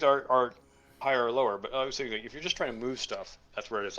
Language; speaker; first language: English; native; English